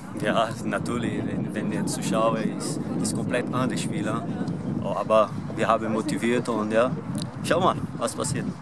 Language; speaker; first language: German; non-native, learner; Portuguese